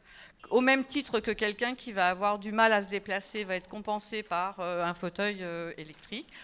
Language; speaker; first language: French; native; French